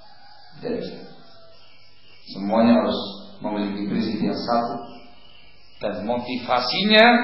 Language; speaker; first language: Indonesian; native; Indonesian